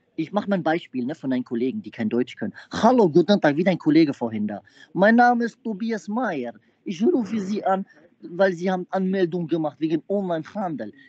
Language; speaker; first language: German; native; German